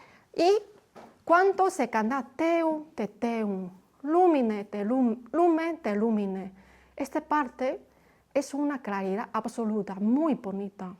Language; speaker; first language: Spanish; non-native, fluent; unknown